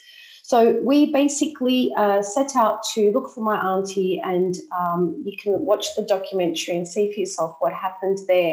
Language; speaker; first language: English; native; English